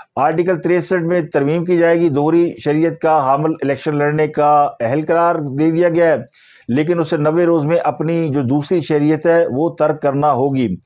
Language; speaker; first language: Urdu; native; Urdu